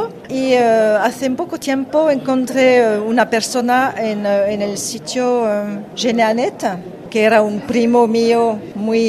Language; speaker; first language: Spanish; early bilingual, heritage; French